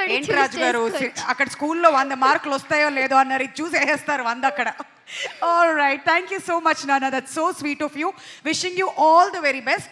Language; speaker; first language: Telugu; native; Telugu